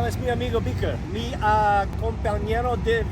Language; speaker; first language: Spanish; non-native, learner; English